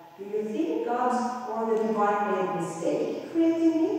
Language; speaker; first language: English; non-native, fluent; Norwegian